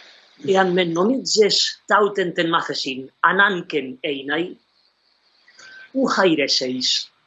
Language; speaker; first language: Greek; non-native, fluent; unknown